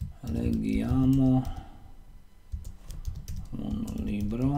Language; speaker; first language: Italian; non-native, learner; Slovak